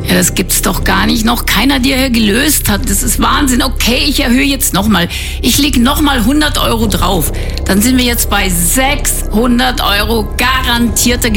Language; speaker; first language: German; native; German